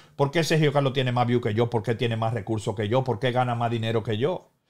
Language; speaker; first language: Spanish; native; Spanish